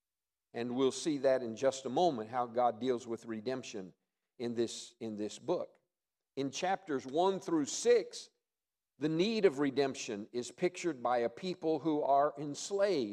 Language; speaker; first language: English; native; English